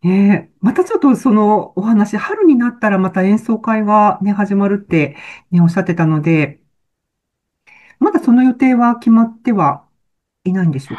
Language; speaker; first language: Japanese; native; Japanese